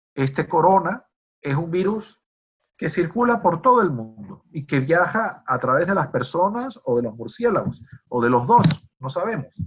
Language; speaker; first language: Spanish; native; Spanish